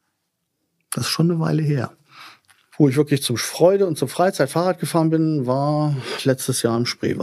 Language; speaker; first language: German; native; German